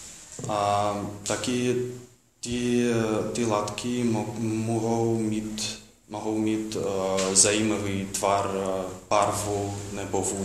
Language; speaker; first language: Czech; non-native, learner; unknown